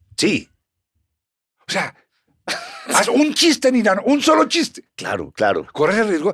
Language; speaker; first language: Spanish; native; Spanish